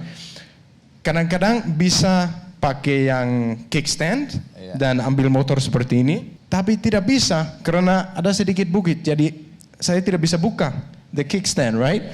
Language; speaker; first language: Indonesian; non-native, learner; Danish